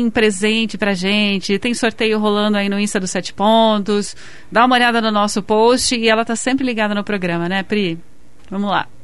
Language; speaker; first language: Portuguese; native; Portuguese